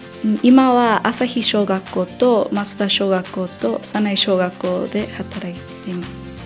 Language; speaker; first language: Japanese; non-native, learner; English